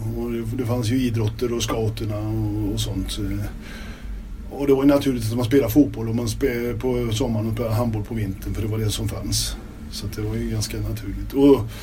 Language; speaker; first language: Swedish; native; Swedish